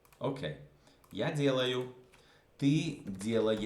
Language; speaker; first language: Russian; non-native, fluent; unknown